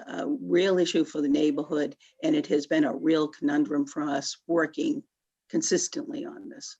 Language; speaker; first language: English; native; English